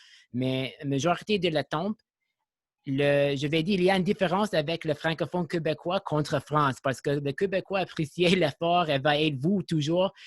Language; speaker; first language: French; non-native, local second language; English